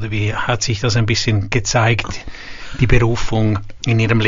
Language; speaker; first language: German; native; German